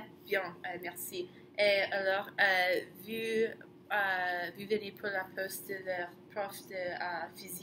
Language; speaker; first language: French; non-native, learner; English